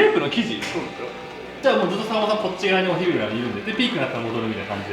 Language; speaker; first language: Japanese; native; Japanese